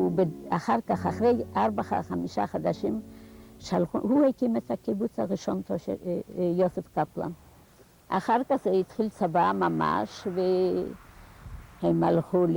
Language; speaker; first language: Hebrew; non-native, fluent; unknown